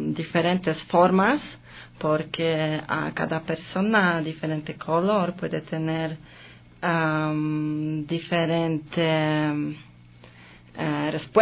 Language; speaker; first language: Spanish; non-native, learner; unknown